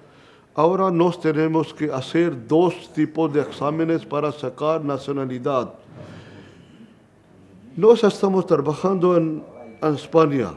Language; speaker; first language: Spanish; non-native, learner; Punjabi